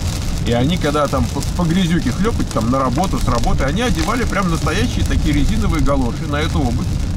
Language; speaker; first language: Russian; native; Russian